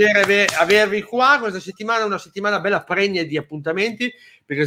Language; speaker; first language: Italian; native; Italian